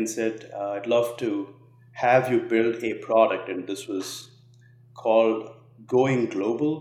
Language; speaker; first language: English; non-native, local second language; Telugu